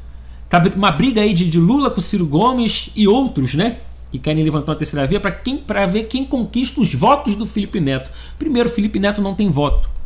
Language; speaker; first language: Portuguese; native; Portuguese